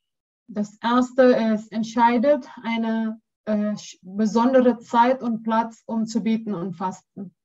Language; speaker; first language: German; non-native, learner; Indonesian